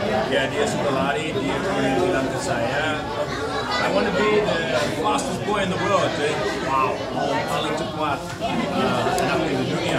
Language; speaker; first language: Indonesian; non-native, fluent; English